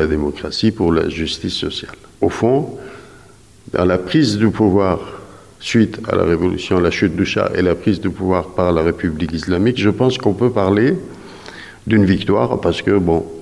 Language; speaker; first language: French; non-native, fluent; Persian